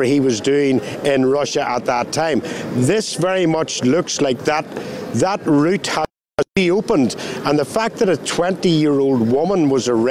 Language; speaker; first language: English; native; English